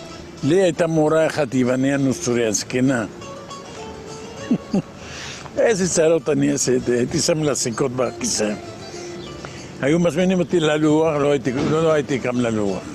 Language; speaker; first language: Hebrew; non-native, fluent; Ladino